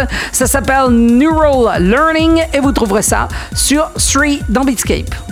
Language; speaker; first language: French; native; French